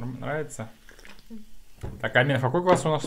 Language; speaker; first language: Russian; native; Russian